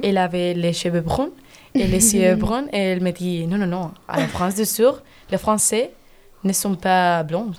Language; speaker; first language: French; non-native, learner; Spanish